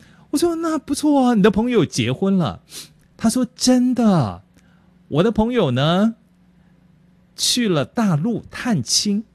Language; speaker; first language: Chinese; native; Chinese